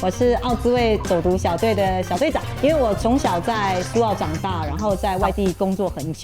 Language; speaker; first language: Chinese; native; Chinese